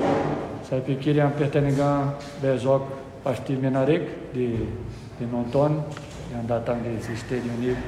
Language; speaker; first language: Indonesian; non-native, learner; Portuguese